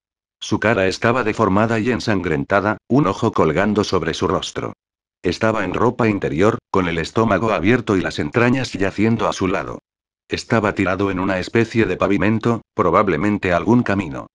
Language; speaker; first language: Spanish; native; Spanish